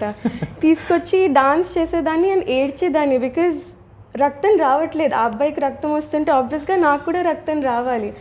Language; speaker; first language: Telugu; early bilingual, heritage; Telugu